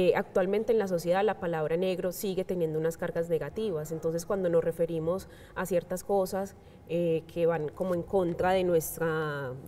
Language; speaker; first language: Spanish; native; Spanish